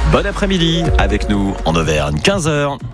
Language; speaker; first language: French; native; French